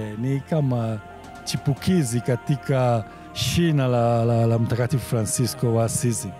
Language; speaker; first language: Swahili; non-native, fluent; Italian